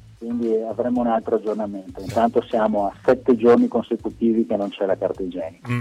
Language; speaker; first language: Italian; native; Italian